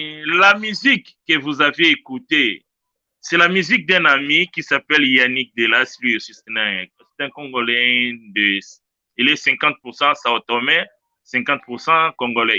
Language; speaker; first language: French; non-native, local second language; Luba-Lulua